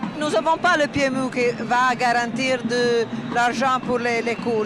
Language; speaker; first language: French; non-native, learner; Italian